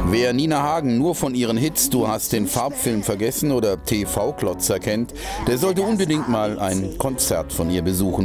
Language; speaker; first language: German; native; German